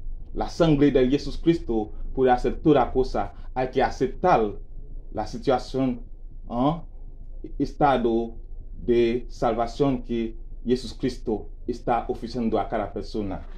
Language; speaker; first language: Spanish; non-native, learner; Haitian Creole